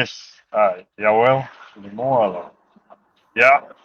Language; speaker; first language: Dutch; non-native, learner; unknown